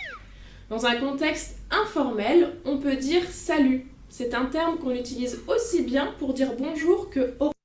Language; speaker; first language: French; native; French